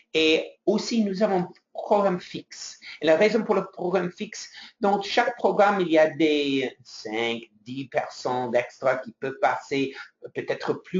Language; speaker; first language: French; non-native, fluent; English